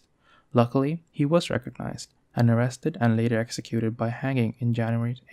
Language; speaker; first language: English; native; English